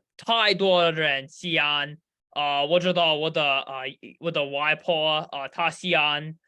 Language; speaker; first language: Chinese; non-native, learner; English